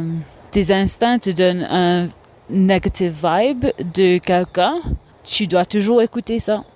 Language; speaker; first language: French; non-native, local second language; Morisyen